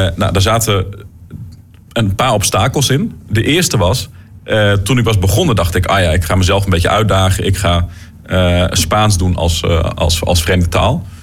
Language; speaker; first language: Dutch; native; Dutch